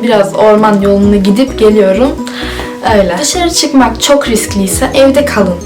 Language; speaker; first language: Turkish; early bilingual, heritage; Turkish